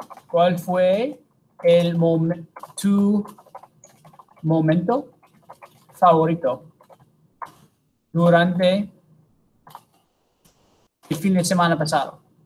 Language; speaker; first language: Spanish; non-native, fluent; English